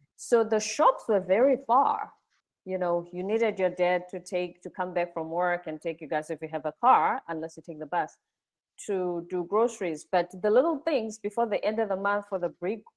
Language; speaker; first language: English; non-native, local second language; Zulu